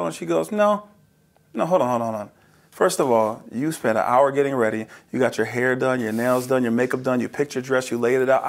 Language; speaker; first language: English; native; English